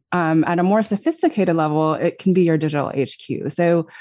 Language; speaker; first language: English; native; English